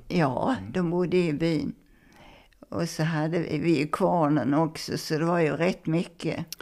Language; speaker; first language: Swedish; native; Swedish